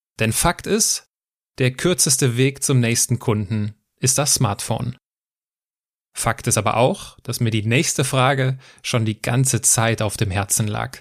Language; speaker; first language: German; native; German